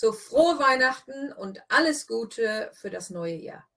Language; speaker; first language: German; non-native, fluent; English